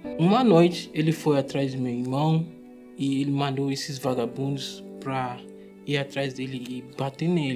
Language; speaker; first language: Portuguese; non-native, fluent; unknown